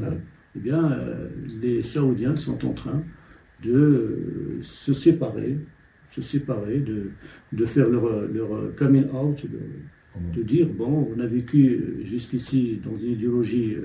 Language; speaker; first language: French; non-native, local second language; Tachelhit